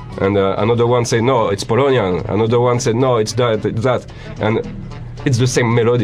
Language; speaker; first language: English; non-native, learner; French